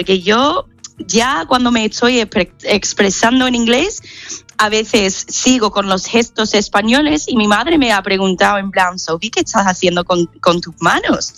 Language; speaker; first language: Spanish; non-native, fluent; English